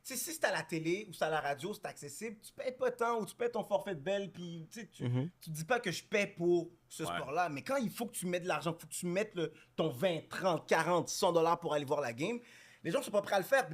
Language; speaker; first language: French; native; French